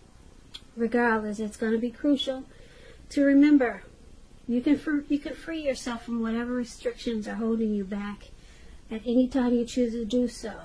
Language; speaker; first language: English; native; English